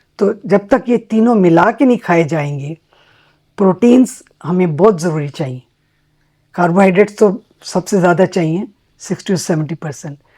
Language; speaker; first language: Hindi; native; Hindi